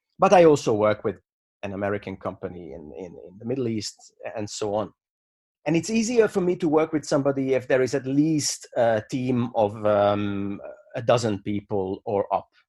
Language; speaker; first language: English; non-native, fluent; Hungarian